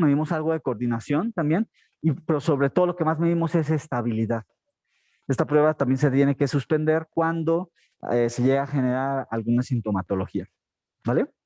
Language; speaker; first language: Spanish; native; Spanish